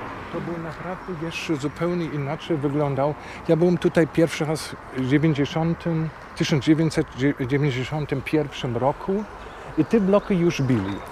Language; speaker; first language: Polish; non-native, fluent; German